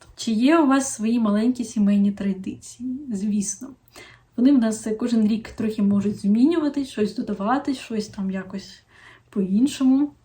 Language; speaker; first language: Ukrainian; non-native, local second language; Russian